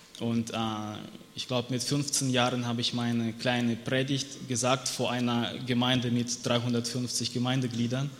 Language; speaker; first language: German; non-native, fluent; Russian